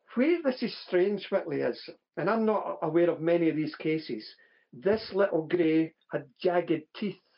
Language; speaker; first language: English; native; English